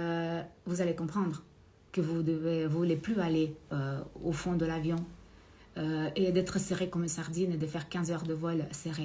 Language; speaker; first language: French; non-native, fluent; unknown